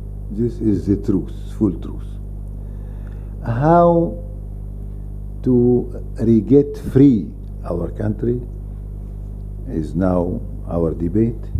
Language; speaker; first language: English; non-native, fluent; Arabic